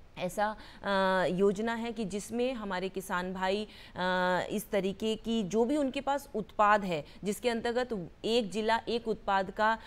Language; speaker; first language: Hindi; native; Hindi